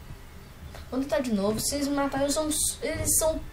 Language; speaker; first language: Portuguese; native; Portuguese